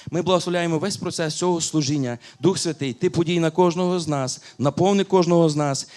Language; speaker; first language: Ukrainian; native; Ukrainian